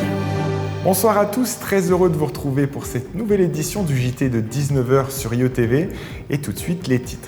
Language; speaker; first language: French; native; French